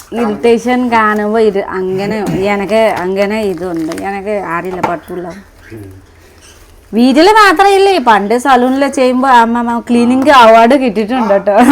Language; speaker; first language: Malayalam; non-native, fluent; Nepali